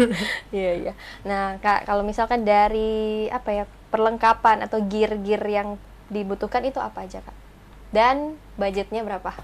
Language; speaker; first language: Indonesian; native; Indonesian